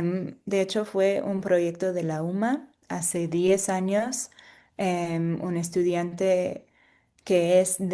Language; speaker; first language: Spanish; non-native, fluent; English